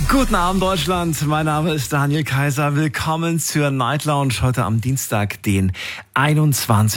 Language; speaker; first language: German; native; German